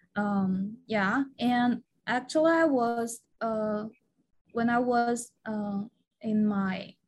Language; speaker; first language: English; non-native, fluent; Chinese